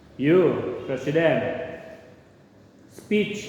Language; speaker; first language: English; non-native, local second language; Indonesian